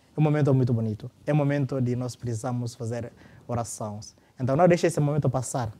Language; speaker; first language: Portuguese; non-native, fluent; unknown